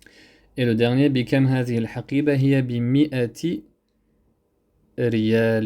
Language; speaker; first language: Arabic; non-native, fluent; French